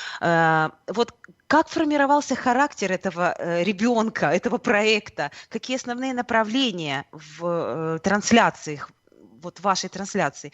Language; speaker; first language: Russian; native; Russian